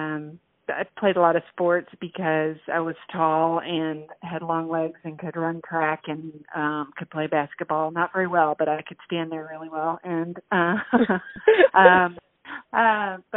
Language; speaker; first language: English; native; English